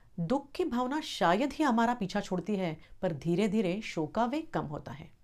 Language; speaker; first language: Hindi; non-native, local second language; Marathi